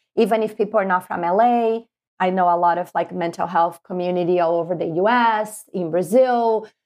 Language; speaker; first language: English; non-native, fluent; Portuguese